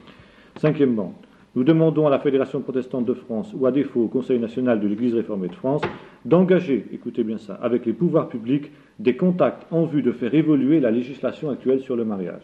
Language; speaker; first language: French; native; French